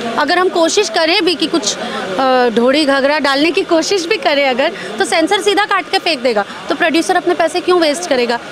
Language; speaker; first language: Hindi; native; Hindi